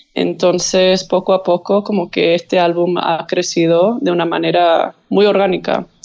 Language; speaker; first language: Spanish; early bilingual, heritage; English